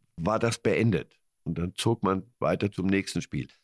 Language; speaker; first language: German; early bilingual, other home language; Polish